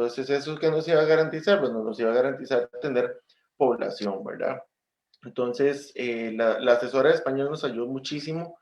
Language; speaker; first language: Spanish; native; Spanish